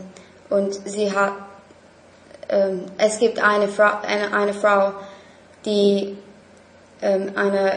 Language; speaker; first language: German; non-native, learner; English